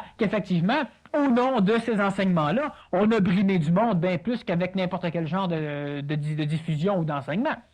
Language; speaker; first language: French; native; French